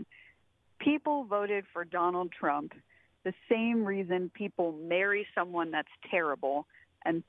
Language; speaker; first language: English; native; English